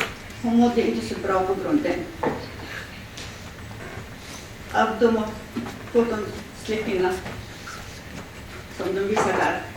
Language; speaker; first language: Swedish; early bilingual, other home language; Assyrian Neo-Aramaic